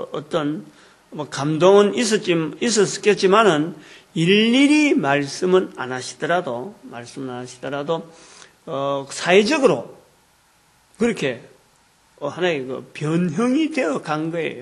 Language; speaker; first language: Korean; native; Korean